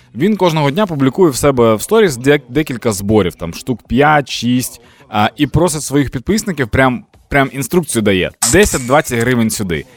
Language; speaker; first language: Ukrainian; non-native, local second language; Russian